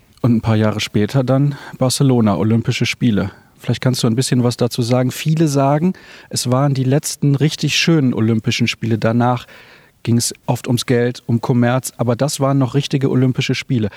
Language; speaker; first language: German; native; German